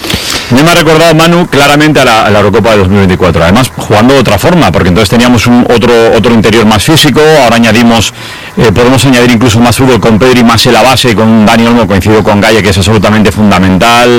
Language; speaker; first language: Spanish; native; Spanish